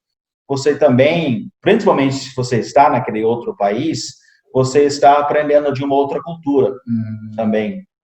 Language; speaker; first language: Portuguese; non-native, fluent; English